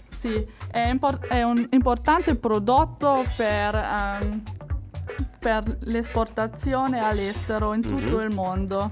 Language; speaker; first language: Italian; non-native, fluent; German